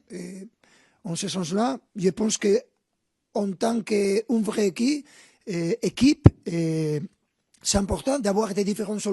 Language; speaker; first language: French; non-native, fluent; Spanish